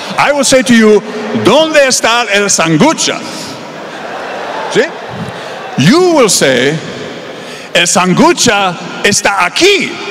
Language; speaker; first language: Spanish; non-native, learner; English